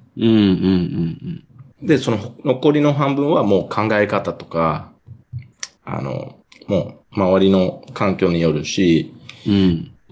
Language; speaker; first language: Japanese; non-native, fluent; English